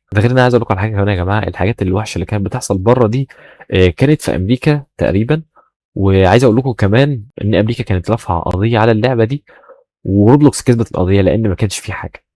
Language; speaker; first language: Arabic; native; Arabic